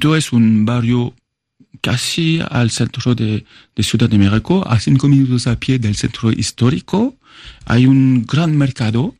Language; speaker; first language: Spanish; non-native, fluent; French